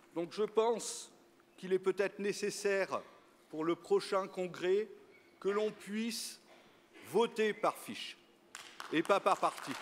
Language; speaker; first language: French; native; French